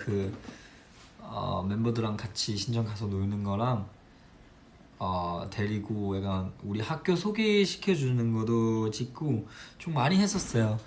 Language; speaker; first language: Korean; non-native, fluent; Chinese